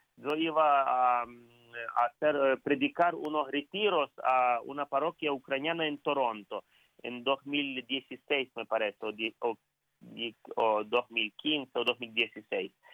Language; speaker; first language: Spanish; non-native, fluent; Ukrainian